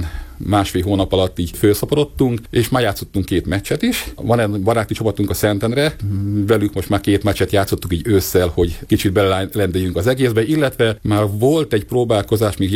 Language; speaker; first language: Hungarian; native; Hungarian